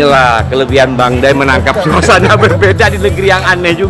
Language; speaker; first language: Indonesian; native; Indonesian